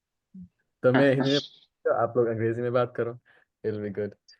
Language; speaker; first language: Hindi; non-native, local second language; English